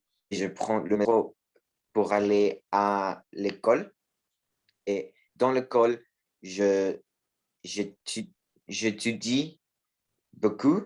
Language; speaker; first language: French; non-native, learner; Spanish